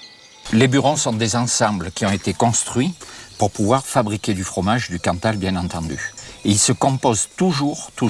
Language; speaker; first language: French; native; French